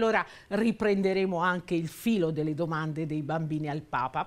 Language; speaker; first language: Italian; native; Italian